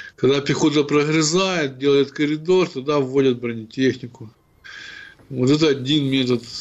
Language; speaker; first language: Russian; non-native, local second language; Ukrainian